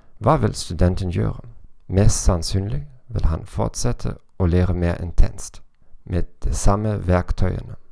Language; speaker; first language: Norwegian; non-native, learner; German